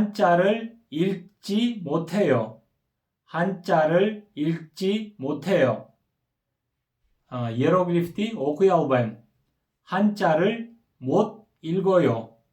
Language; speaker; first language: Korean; non-native, fluent; Kyrgyz